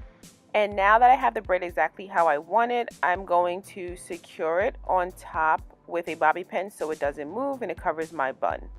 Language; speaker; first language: English; native; English